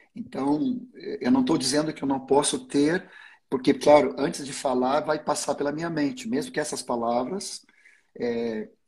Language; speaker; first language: Portuguese; non-native, fluent; Swedish